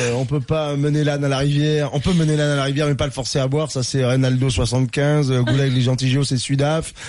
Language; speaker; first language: French; native; French